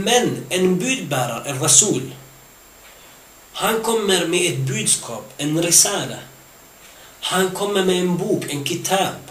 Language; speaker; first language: Swedish; early bilingual, other home language; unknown